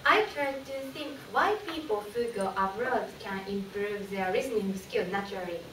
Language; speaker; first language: English; non-native, learner; Japanese